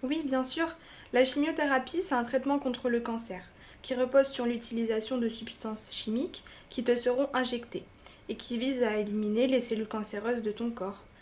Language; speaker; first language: French; native; French